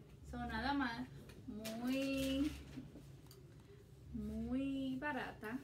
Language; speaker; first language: Spanish; early bilingual, heritage; Spanish